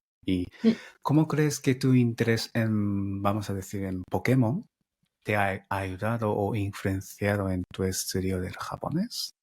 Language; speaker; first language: Spanish; non-native, fluent; Japanese